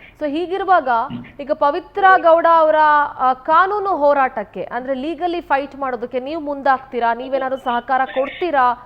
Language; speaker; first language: Kannada; native; Kannada